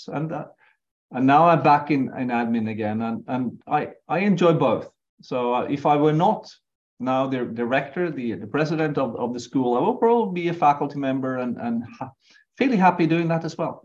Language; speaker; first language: English; non-native, fluent; Norwegian